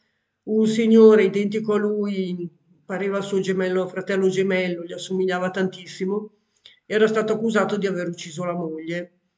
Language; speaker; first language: Italian; native; Italian